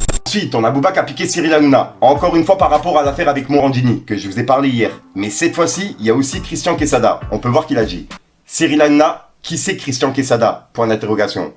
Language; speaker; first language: French; native; French